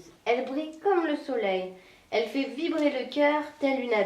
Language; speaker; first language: French; native; French